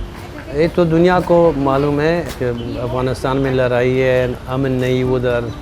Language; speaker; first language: Hindi; non-native, learner; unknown